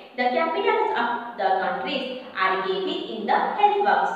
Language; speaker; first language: English; non-native, fluent; Hindi